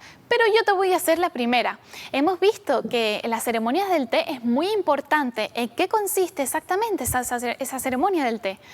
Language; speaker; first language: Spanish; native; Spanish